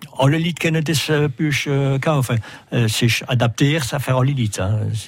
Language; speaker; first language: German; non-native, local second language; French